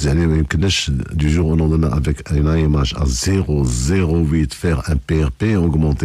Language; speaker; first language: French; non-native, local second language; Arabic